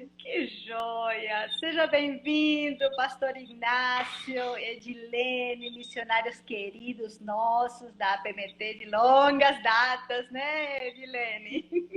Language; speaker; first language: Portuguese; native; Portuguese